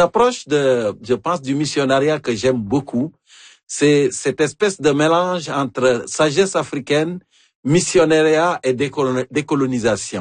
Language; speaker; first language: French; native; French